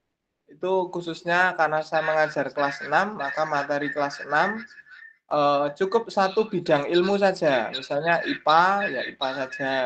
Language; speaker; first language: Indonesian; native; Indonesian